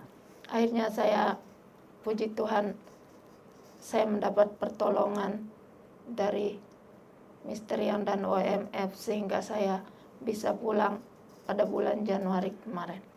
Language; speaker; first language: Indonesian; non-native, local second language; Sasak